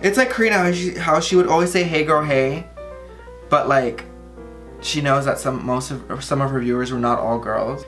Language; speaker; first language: English; early bilingual, other home language; Spanish